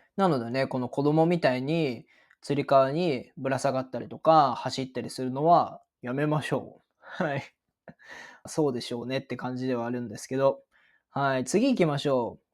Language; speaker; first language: Japanese; native; Japanese